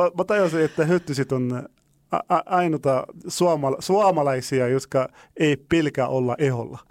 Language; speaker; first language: Finnish; non-native, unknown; Arabic